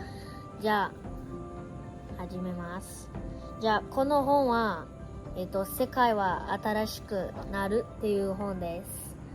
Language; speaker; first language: Japanese; early bilingual, other home language; Portuguese